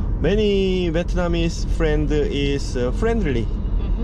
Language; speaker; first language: English; non-native, learner; Korean